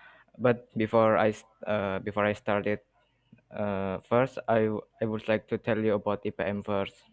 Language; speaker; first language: English; non-native, learner; Indonesian